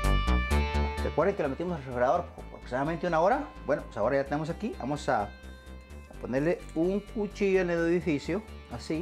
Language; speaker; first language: Spanish; native; Spanish